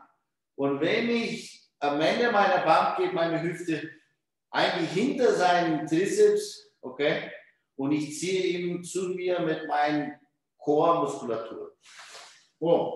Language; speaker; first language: German; non-native, fluent; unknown